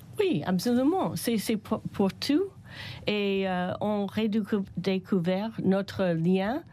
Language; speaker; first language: French; non-native, learner; English